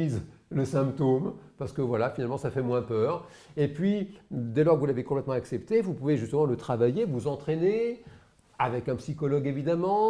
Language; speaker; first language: French; native; French